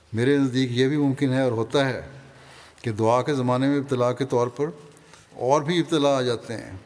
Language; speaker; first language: Urdu; native; Urdu